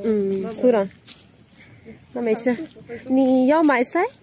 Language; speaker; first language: Chinese; non-native, learner; Urdu